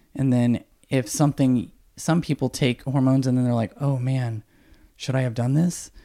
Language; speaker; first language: English; native; English